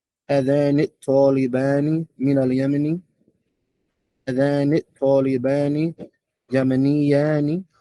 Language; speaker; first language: Arabic; non-native, learner; English